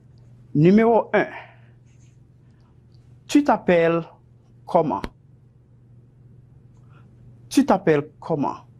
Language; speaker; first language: French; non-native, fluent; Spanish